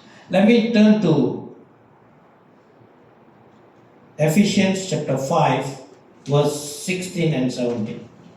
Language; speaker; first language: English; non-native, local second language; Tamil